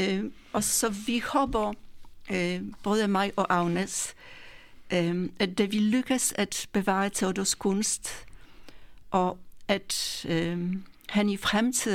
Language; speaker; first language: Danish; non-native, fluent; Polish